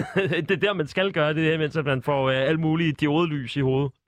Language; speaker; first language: Danish; native; Danish